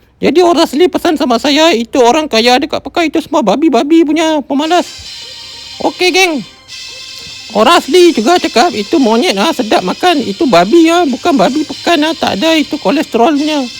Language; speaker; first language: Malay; non-native, local second language; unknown